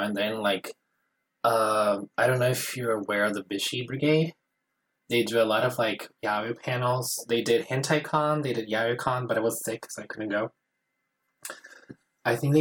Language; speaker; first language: English; non-native, fluent; Portuguese